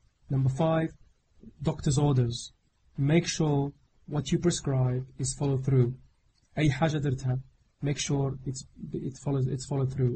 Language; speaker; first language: English; non-native, fluent; Arabic